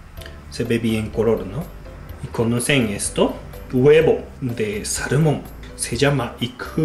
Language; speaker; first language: Spanish; non-native, fluent; Japanese